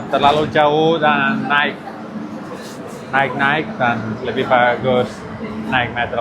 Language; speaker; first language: Indonesian; non-native, learner; Catalan